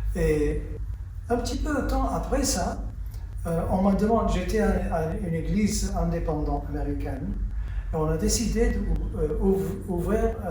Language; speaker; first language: French; early bilingual, heritage; French